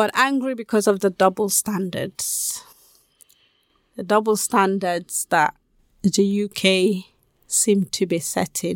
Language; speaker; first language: English; non-native, local second language; Krio